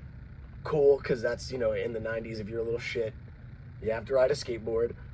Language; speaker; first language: English; native; English